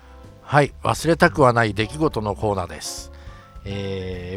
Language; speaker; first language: Japanese; native; Japanese